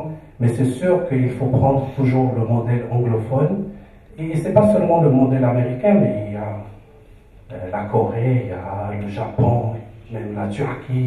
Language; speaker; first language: French; non-native, local second language; Arabic